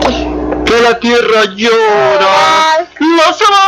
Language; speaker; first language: Spanish; native; Spanish